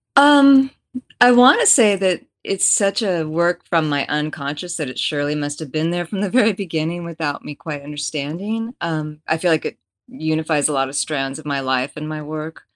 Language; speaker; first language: English; native; English